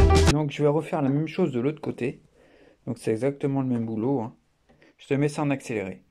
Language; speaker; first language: French; native; French